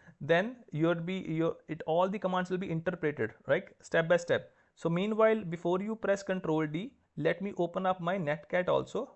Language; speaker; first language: English; non-native, local second language; Punjabi